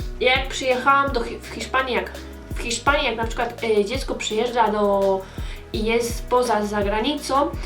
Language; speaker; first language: Polish; early bilingual, heritage; Polish